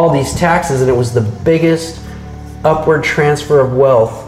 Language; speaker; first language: English; native; English